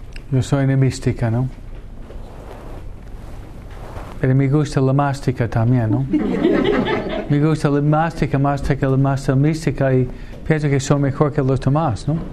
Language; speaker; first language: Spanish; non-native, fluent; English